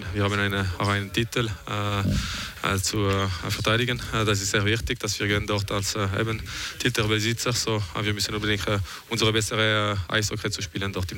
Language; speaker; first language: German; non-native, local second language; French